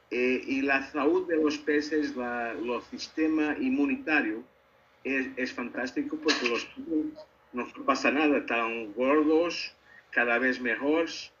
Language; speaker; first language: Spanish; non-native, learner; Portuguese